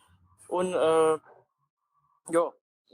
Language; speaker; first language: German; native; German